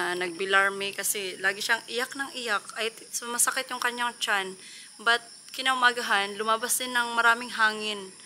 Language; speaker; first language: Filipino; non-native, local second language; Cebuano